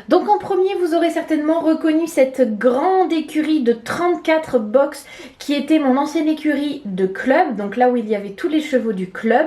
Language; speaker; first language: French; native; French